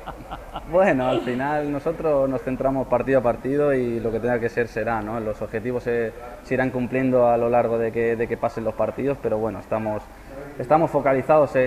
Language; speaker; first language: Spanish; native; Spanish